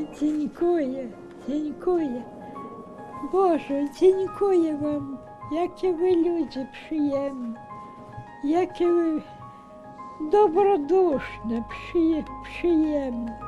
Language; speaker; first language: Polish; early bilingual, heritage; Polish